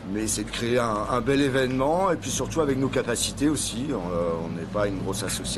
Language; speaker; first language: French; native; French